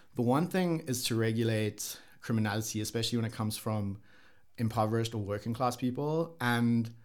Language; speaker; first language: English; native; English